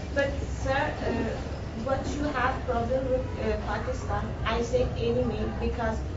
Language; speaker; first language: English; non-native, learner; Persian